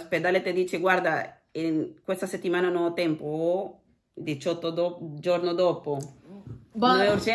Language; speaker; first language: Italian; non-native, learner; Portuguese